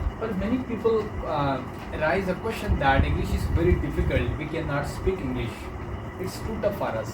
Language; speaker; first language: English; non-native, fluent; Urdu